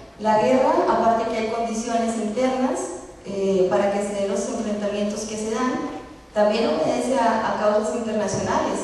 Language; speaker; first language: Spanish; native; Spanish